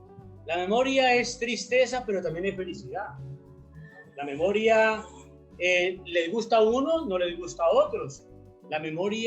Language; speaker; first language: Spanish; native; Spanish